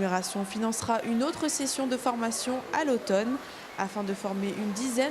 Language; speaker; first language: French; native; French